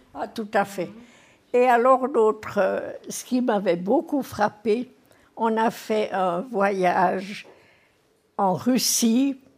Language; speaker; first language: French; native; French